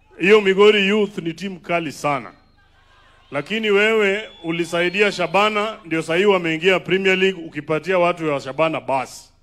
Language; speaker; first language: Swahili; non-native, local second language; Luo (Kenya and Tanzania)